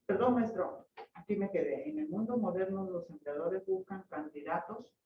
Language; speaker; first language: Spanish; native; Spanish